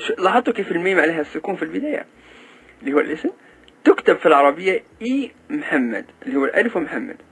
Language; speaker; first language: Arabic; non-native, local second language; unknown